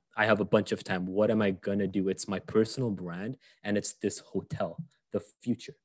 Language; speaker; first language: English; early bilingual, other home language; Arabic